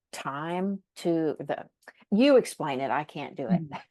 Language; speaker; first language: English; native; English